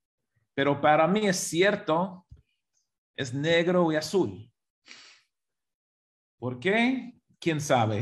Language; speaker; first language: Spanish; non-native, fluent; English